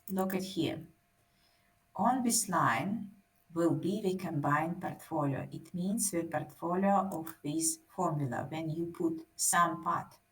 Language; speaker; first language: English; non-native, fluent; Russian